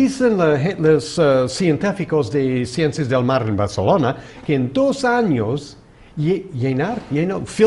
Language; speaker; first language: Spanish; non-native, fluent; English